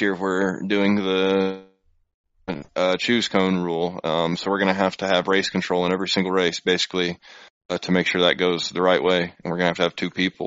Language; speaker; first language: English; native; English